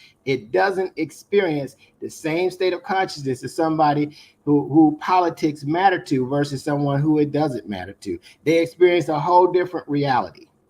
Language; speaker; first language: English; native; English